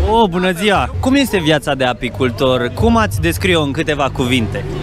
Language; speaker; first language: Romanian; native; Romanian